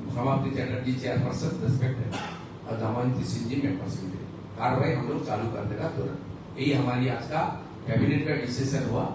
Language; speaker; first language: Hindi; non-native, local second language; Bangla